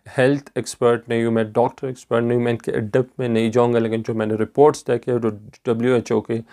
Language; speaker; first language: Urdu; non-native, local second language; Pashto